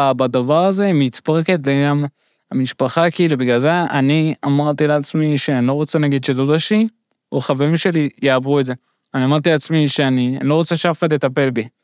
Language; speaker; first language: Hebrew; early bilingual, other home language; Russian